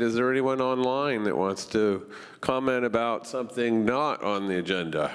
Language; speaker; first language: English; native; English